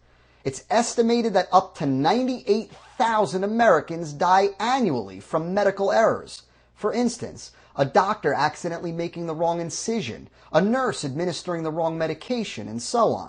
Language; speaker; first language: English; native; English